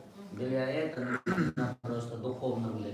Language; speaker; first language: Russian; non-native, learner; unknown